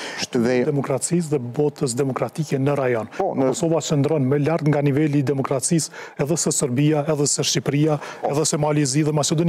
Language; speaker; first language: Albanian; native; Albanian